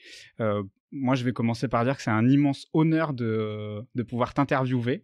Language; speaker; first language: French; native; French